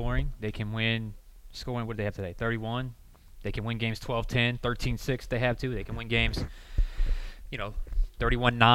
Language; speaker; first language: English; native; English